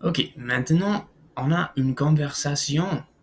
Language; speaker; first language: French; non-native, fluent; English